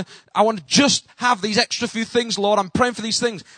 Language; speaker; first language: English; native; English